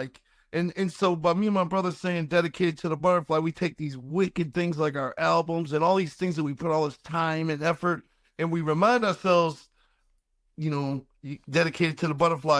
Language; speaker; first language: English; native; English